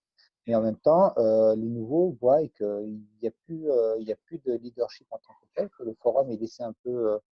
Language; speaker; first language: French; native; French